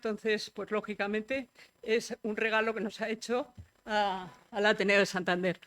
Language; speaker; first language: Spanish; native; Spanish